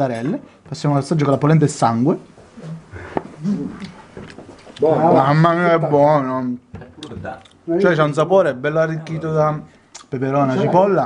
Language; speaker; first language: Italian; native; Italian